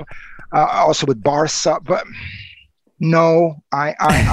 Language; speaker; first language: English; non-native, fluent; Romanian